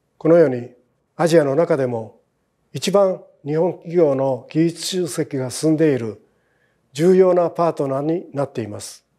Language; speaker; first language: Japanese; native; Japanese